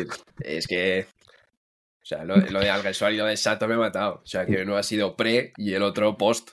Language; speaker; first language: Spanish; native; Spanish